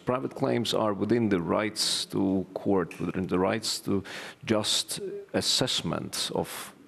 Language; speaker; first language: English; non-native, fluent; Latvian